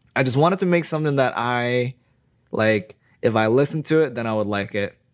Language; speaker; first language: English; non-native, fluent; Indonesian